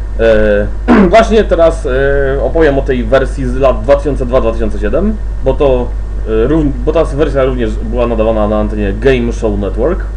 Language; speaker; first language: Polish; native; Polish